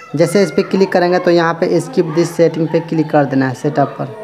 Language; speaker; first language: Hindi; native; Hindi